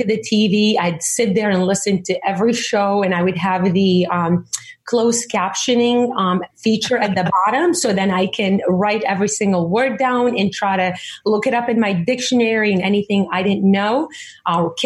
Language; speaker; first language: English; early bilingual, other home language; Arabic